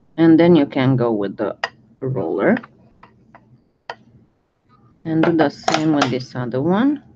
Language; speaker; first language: English; non-native, fluent; French